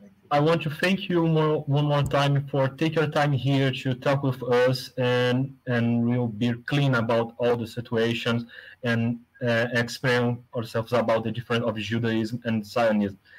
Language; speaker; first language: English; non-native, fluent; Portuguese